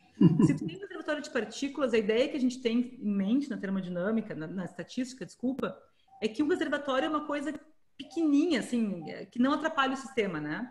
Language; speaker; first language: Portuguese; native; Portuguese